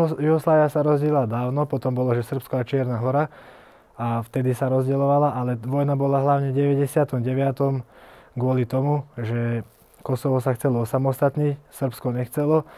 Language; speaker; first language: Slovak; early bilingual, heritage; Slovak